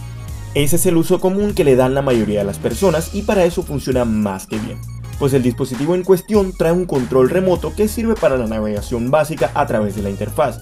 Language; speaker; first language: Spanish; native; Spanish